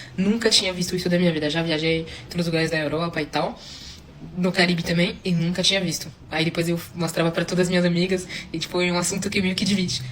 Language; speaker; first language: Portuguese; non-native, fluent; French